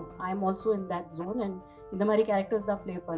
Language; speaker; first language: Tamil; non-native, fluent; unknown